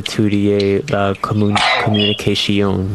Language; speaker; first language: French; non-native, learner; English